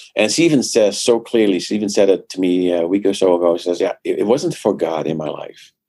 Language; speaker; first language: English; non-native, fluent; Dutch